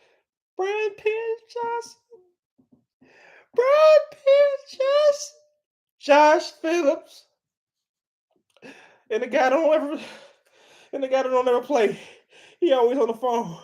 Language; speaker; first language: English; native; English